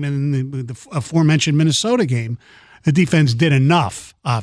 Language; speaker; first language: English; native; English